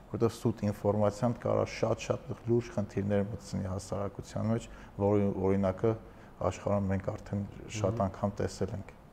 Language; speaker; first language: Armenian; native; Armenian